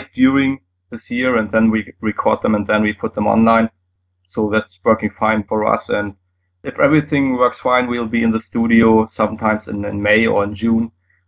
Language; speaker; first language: English; non-native, fluent; German